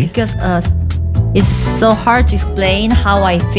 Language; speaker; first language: English; non-native, learner; Korean